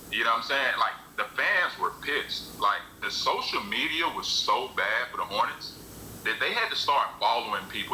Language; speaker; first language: English; native; English